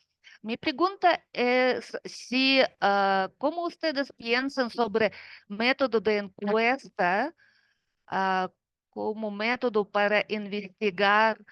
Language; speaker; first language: Spanish; non-native, fluent; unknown